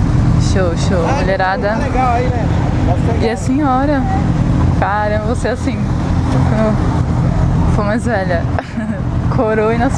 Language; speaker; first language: Portuguese; native; Portuguese